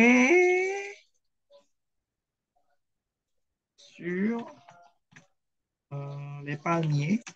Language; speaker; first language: French; non-native, fluent; Indonesian